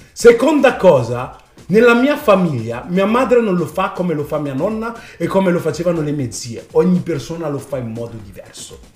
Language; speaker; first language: Italian; early bilingual, other home language; Yoruba